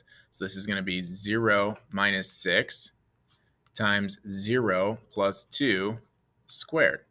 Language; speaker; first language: English; native; English